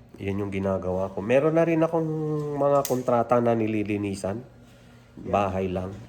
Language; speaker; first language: Filipino; non-native, local second language; Iloko